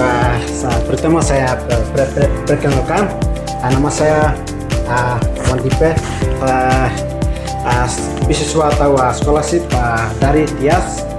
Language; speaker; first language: Indonesian; non-native, learner; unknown